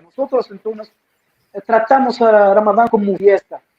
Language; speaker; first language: Spanish; non-native, fluent; Arabic